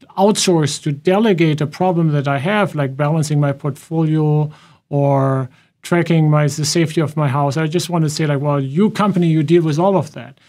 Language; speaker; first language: English; non-native, fluent; German